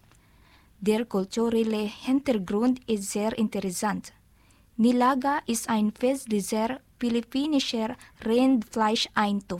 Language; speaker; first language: German; non-native, learner; Filipino